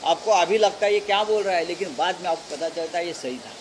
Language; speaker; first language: Hindi; non-native, local second language; Marathi